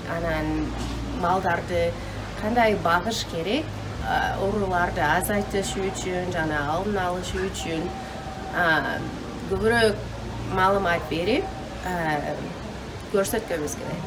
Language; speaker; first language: Kyrgyz; non-native, learner; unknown